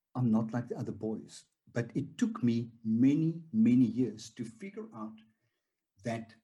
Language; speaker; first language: English; non-native, local second language; Afrikaans